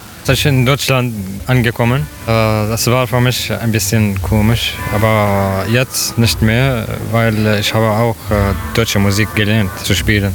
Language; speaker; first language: German; non-native, learner; Arabic